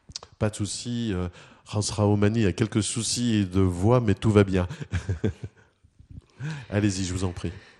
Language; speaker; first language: French; native; French